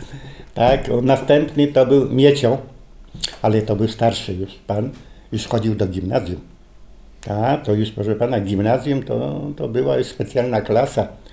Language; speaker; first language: Polish; native; Polish